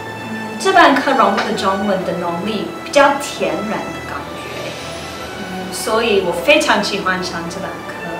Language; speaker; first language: Chinese; non-native, learner; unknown